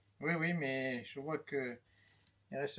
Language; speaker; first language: French; native; French